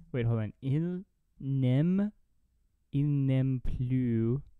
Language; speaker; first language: French; non-native, learner; English